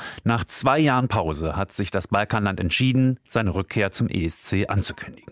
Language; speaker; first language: German; native; German